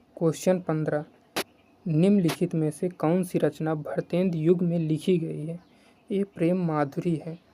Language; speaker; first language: Hindi; native; Hindi